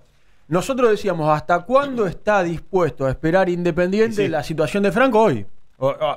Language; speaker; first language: Spanish; native; Spanish